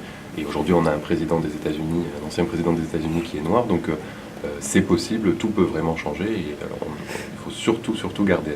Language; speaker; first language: French; native; French